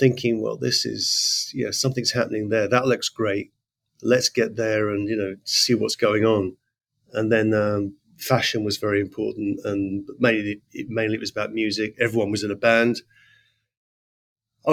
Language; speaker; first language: English; native; English